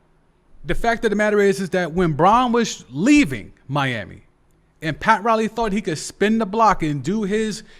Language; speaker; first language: English; native; English